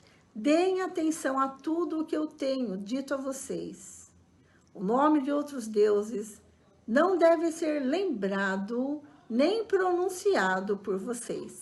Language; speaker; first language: Portuguese; native; Portuguese